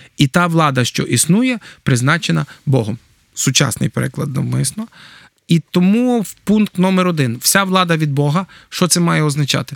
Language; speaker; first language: Ukrainian; native; Ukrainian